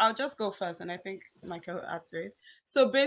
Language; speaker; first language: English; non-native, local second language; Yoruba